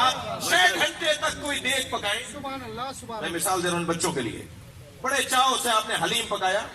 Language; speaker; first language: Urdu; native; Urdu